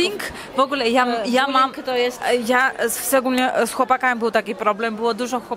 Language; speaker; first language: Polish; non-native, fluent; Georgian